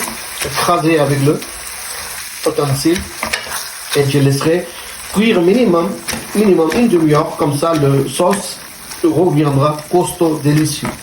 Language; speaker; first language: French; non-native, learner; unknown